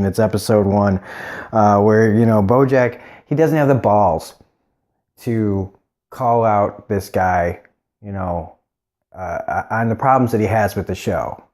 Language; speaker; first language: English; native; English